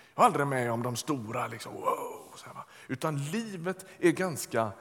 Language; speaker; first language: Swedish; native; Swedish